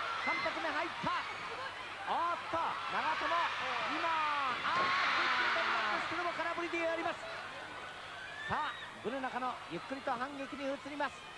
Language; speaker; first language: Japanese; native; Japanese